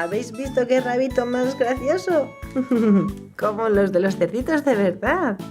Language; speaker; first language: Spanish; native; Spanish